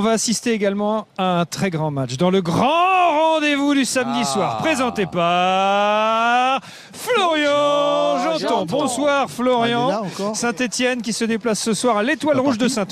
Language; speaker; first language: French; native; French